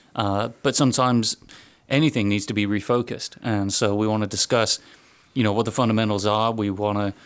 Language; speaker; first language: English; native; English